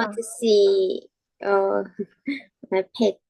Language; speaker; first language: English; non-native, learner; Vietnamese